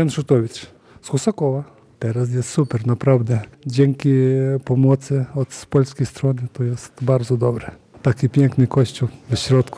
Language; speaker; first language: Polish; early bilingual, heritage; Polish